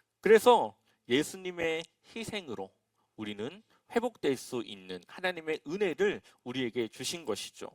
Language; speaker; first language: Korean; native; Korean